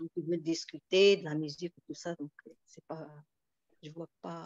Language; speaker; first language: French; non-native, local second language; Arabic